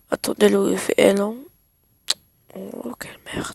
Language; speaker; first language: French; non-native, learner; Arabic